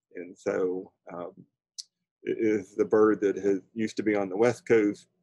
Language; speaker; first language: English; native; English